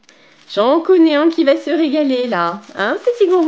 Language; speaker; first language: French; native; French